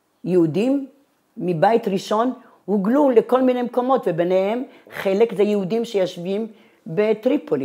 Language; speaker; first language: Hebrew; non-native, fluent; Italian